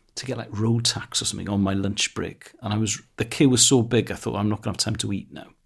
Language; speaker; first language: English; non-native, local second language; Welsh